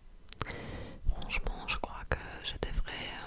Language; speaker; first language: French; non-native, fluent; English